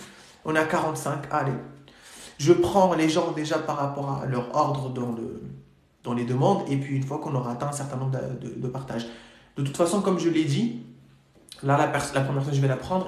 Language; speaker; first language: French; native; French